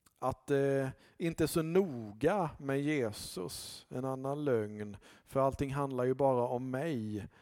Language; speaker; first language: Swedish; native; Swedish